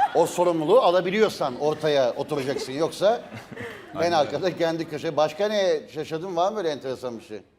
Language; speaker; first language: Turkish; native; Turkish